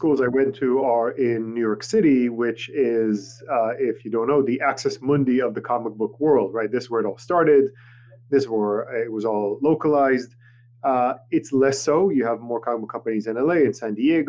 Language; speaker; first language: English; non-native, fluent; Hebrew